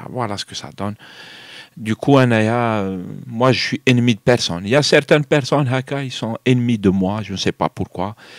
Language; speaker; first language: French; non-native, local second language; Arabic